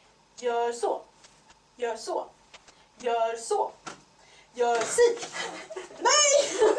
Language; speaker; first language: Swedish; native; Swedish